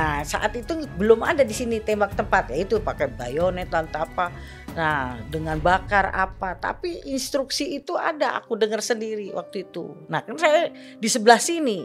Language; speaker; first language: Indonesian; native; Indonesian